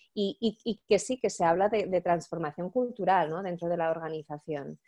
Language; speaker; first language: Spanish; native; Spanish